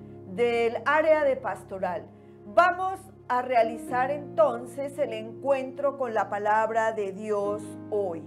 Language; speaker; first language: Spanish; native; Spanish